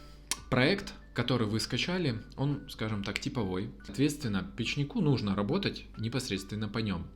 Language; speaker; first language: Russian; native; Russian